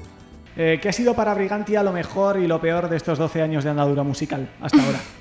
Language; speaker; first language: Spanish; native; Spanish